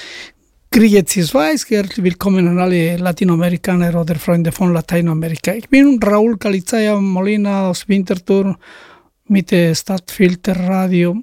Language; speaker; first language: German; non-native, learner; Spanish